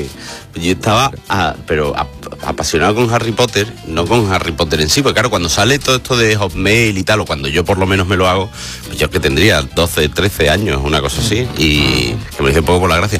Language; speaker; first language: Spanish; native; Spanish